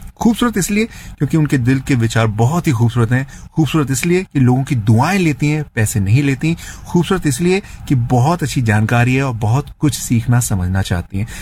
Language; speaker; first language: Hindi; native; Hindi